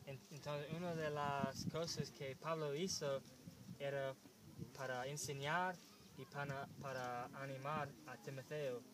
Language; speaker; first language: Spanish; non-native, learner; English